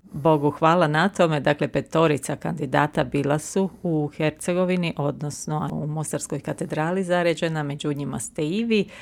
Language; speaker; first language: Croatian; native; Croatian